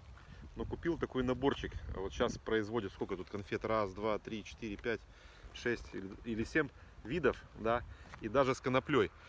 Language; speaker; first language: Russian; native; Russian